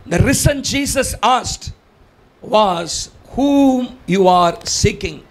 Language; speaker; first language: English; non-native, local second language; Tamil